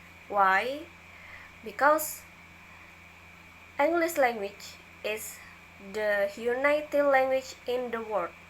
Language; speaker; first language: English; non-native, learner; Indonesian